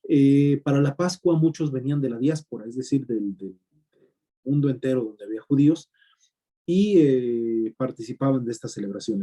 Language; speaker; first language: Spanish; native; Spanish